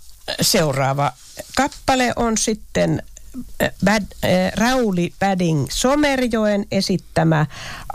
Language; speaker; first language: Finnish; native; Finnish